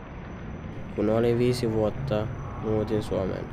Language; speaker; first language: Finnish; early bilingual, other home language; Persian